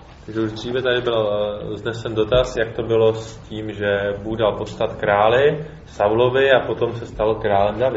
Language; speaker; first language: Czech; native; Czech